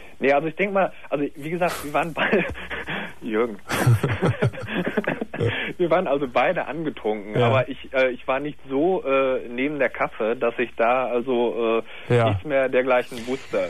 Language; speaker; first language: German; native; German